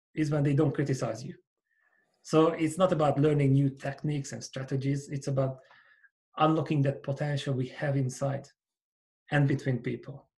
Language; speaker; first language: English; non-native, fluent; Hungarian